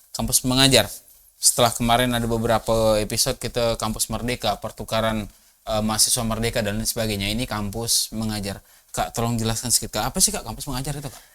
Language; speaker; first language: Indonesian; native; Indonesian